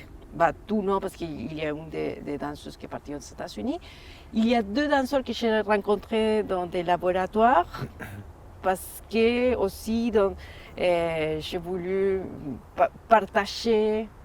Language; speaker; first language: French; non-native, fluent; Spanish